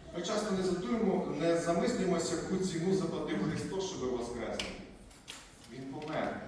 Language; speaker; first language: Ukrainian; native; Ukrainian